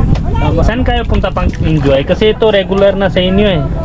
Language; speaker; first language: Filipino; non-native, learner; Hindi